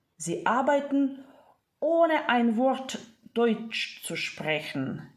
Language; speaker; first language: German; non-native, fluent; Ukrainian